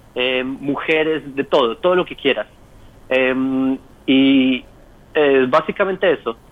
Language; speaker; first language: Spanish; native; Spanish